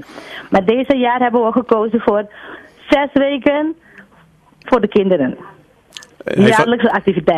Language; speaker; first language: Dutch; non-native, local second language; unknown